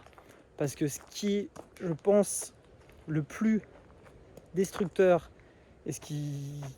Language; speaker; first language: French; native; French